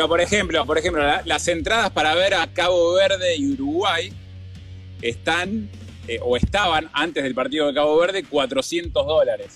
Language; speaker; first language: Spanish; native; Spanish